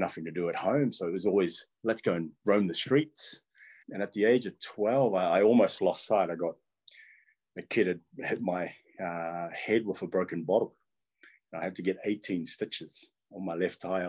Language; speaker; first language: English; non-native, local second language; Tongan